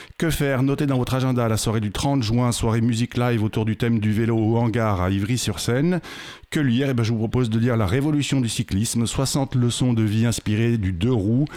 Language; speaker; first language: French; native; French